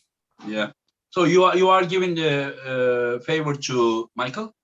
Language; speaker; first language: English; non-native, fluent; Turkish